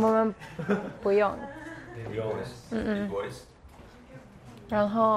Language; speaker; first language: Chinese; non-native, learner; Spanish